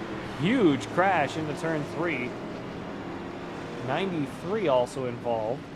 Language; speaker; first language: English; native; English